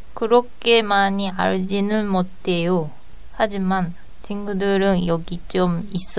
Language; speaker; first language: Korean; non-native, learner; Japanese